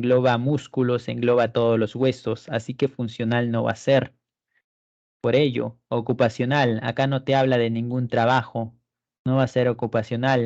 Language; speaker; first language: Spanish; native; Spanish